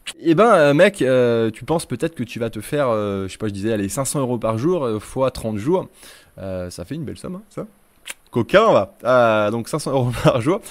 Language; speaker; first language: French; native; French